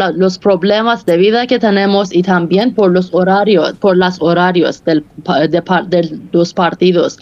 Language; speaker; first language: Spanish; non-native, fluent; Persian